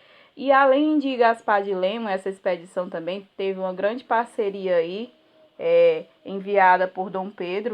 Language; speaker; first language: Portuguese; native; Portuguese